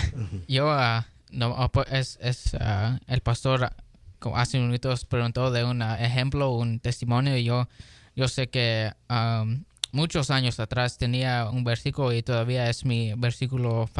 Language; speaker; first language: Spanish; early bilingual, heritage; Spanish